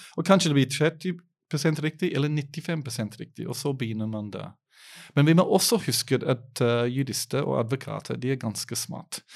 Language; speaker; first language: Norwegian; non-native, fluent; English